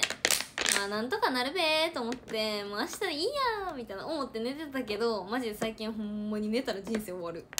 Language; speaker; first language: Japanese; native; Japanese